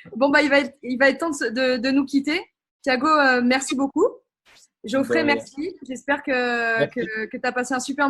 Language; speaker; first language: French; native; French